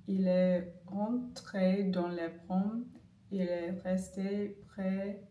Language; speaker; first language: French; non-native, learner; English